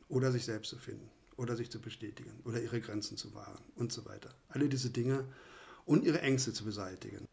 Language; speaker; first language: German; native; German